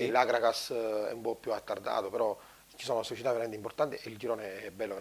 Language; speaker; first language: Italian; native; Italian